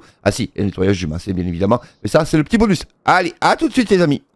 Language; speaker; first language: French; native; French